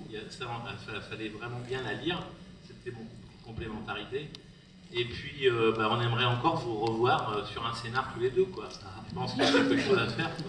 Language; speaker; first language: French; native; French